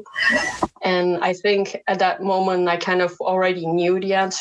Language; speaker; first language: English; non-native, fluent; Indonesian